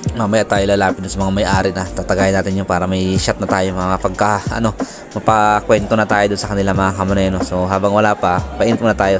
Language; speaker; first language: Filipino; non-native, local second language; Bikol